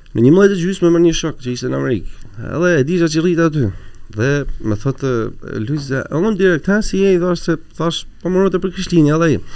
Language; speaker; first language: Albanian; native; Albanian